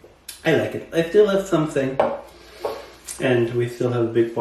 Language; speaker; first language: English; non-native, learner; German